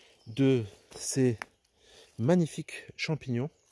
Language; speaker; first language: French; native; French